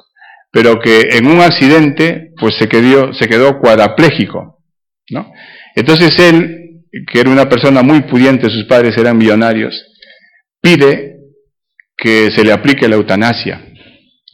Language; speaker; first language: Spanish; native; Spanish